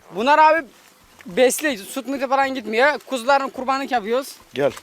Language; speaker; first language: Turkish; non-native, learner; Persian